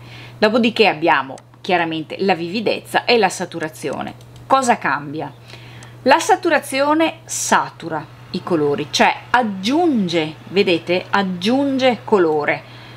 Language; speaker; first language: Italian; native; Italian